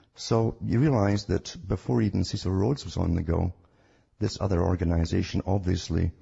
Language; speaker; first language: English; native; English